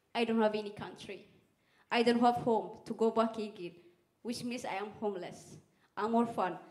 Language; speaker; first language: English; non-native, fluent; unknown